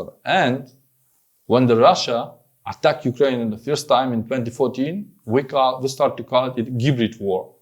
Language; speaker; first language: English; non-native, learner; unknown